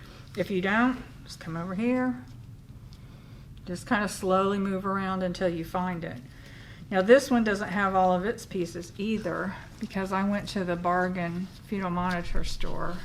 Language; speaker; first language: English; native; English